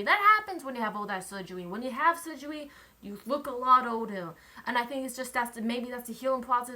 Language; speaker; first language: English; native; English